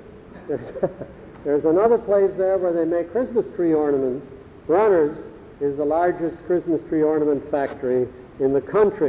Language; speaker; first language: English; early bilingual, other home language; German